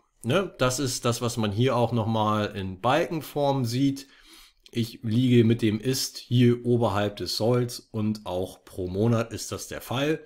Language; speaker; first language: German; native; German